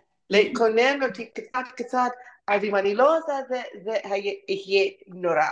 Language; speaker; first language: Hebrew; non-native, learner; English